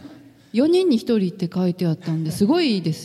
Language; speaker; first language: Japanese; native; Japanese